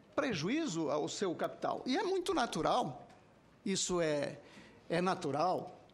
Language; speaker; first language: Portuguese; native; Portuguese